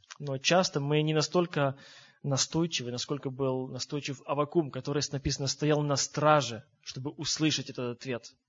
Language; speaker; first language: Russian; native; Russian